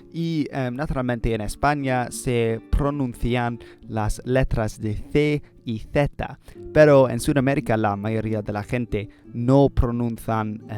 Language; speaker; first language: Spanish; non-native, learner; English